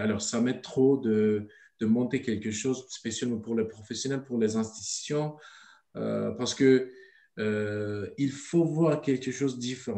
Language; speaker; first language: French; non-native, learner; Turkish